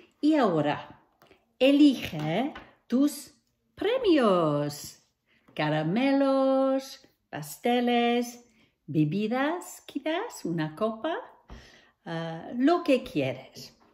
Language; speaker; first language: Spanish; non-native, fluent; English